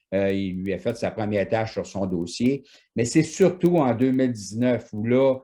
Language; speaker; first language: French; native; French